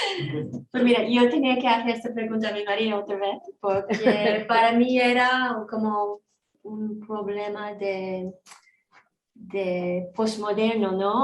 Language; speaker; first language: Spanish; non-native, fluent; Korean